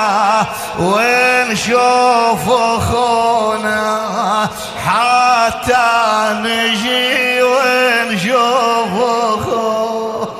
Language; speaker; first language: Arabic; native; Arabic